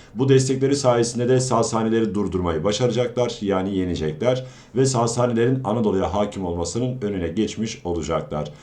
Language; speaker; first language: Turkish; native; Turkish